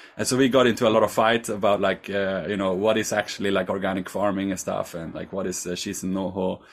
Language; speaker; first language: English; non-native, fluent; Swedish